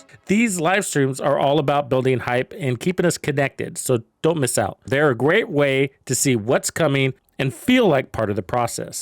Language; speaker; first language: English; native; English